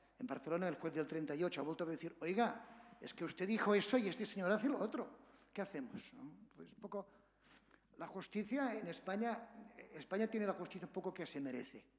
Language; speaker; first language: Spanish; native; Spanish